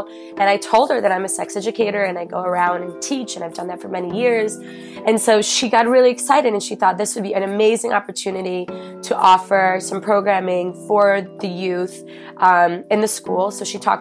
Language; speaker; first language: English; native; English